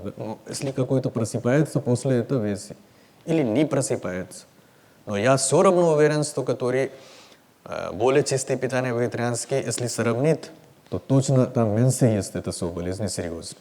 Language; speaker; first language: Russian; non-native, learner; Hindi